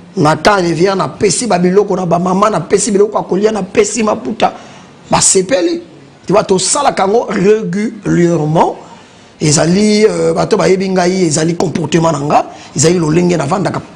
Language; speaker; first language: Lingala; non-native, local second language; Kongo